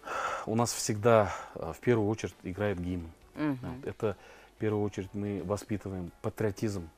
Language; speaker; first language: Russian; native; Russian